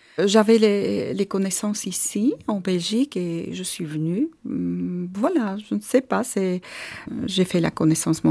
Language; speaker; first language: French; non-native, fluent; Armenian